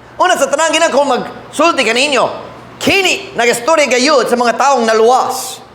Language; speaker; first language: Cebuano; non-native, fluent; English